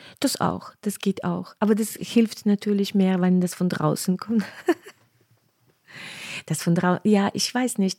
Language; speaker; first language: German; non-native, fluent; Ukrainian